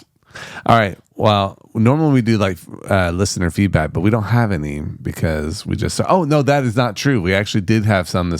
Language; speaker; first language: English; native; English